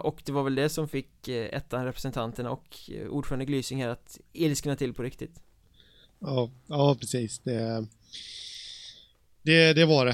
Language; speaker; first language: Swedish; native; Swedish